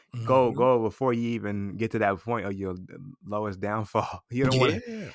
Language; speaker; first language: English; native; English